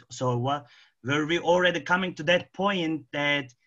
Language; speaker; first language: English; non-native, fluent; Arabic